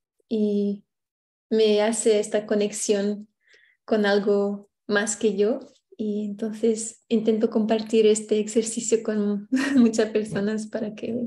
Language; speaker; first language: Spanish; non-native, fluent; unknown